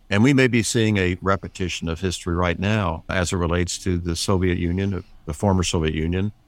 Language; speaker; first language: English; native; English